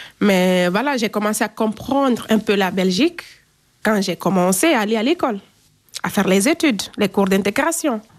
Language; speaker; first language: French; non-native, local second language; Fula